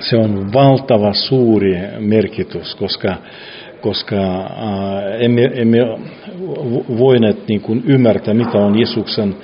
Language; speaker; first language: Finnish; non-native, fluent; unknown